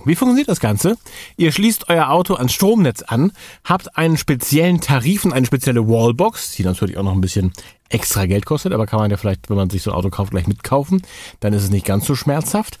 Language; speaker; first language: German; native; German